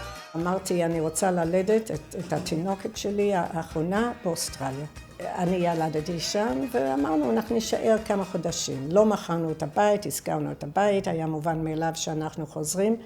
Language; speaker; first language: Hebrew; non-native, fluent; English